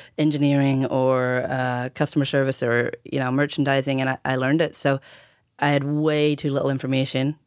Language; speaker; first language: English; native; English